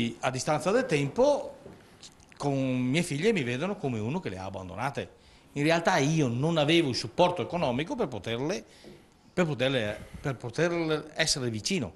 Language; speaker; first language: Italian; native; Italian